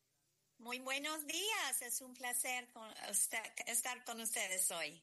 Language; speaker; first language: Spanish; non-native, learner; English